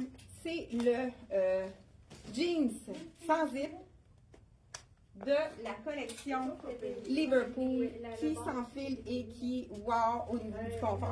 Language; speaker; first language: French; native; French